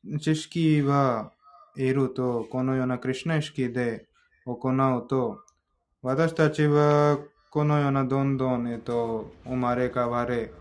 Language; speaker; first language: Japanese; non-native, fluent; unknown